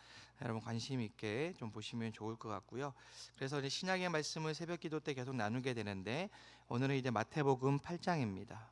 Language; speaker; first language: Korean; native; Korean